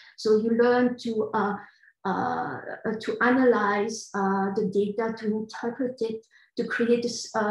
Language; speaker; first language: English; non-native, fluent; French